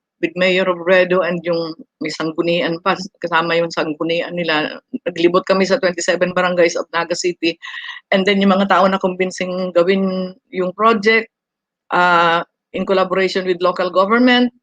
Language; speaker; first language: Filipino; non-native, local second language; Bikol